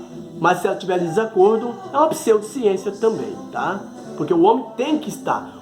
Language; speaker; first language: Portuguese; native; Portuguese